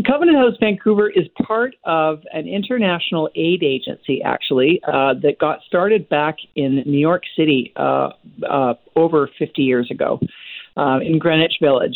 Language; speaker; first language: English; native; English